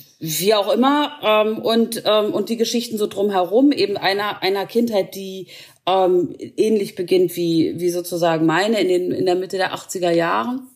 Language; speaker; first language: German; native; German